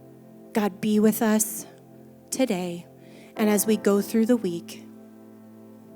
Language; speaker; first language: English; native; English